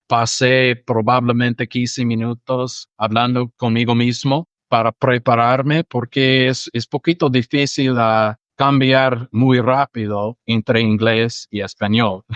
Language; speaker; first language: Spanish; non-native, fluent; English